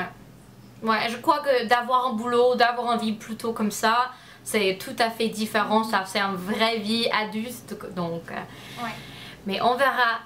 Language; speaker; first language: French; non-native, learner; English